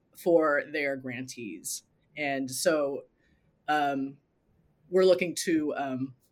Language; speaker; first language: English; native; English